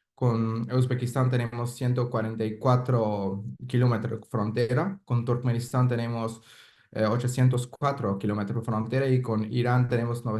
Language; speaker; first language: Spanish; non-native, fluent; Persian